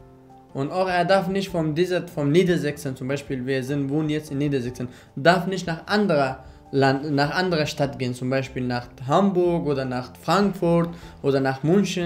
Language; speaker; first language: German; non-native, learner; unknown